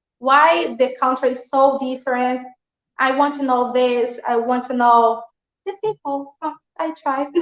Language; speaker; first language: English; non-native, learner; Portuguese